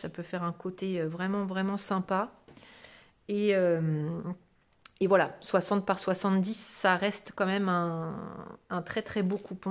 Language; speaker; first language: French; native; French